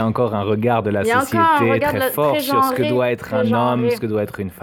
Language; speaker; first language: French; native; French